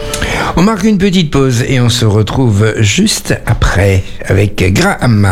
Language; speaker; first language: French; native; French